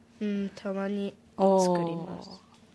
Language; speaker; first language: Japanese; early bilingual, heritage; Japanese